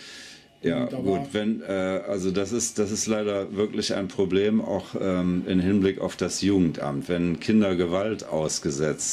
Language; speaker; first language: German; native; German